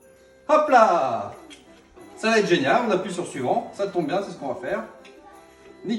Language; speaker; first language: French; native; French